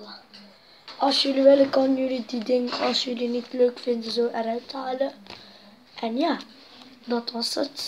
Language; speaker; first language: Dutch; non-native, local second language; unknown